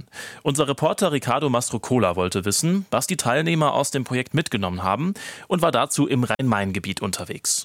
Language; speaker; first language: German; native; German